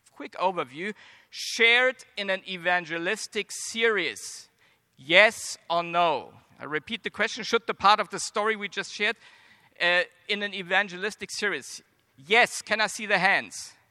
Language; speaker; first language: English; non-native, fluent; German